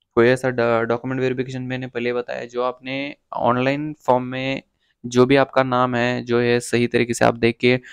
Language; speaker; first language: Hindi; non-native, local second language; Marathi